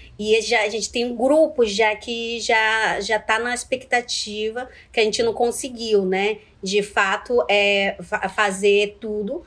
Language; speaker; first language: Portuguese; non-native, local second language; Ticuna